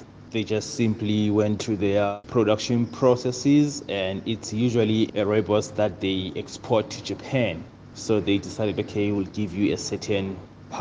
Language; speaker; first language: English; non-native, local second language; Xhosa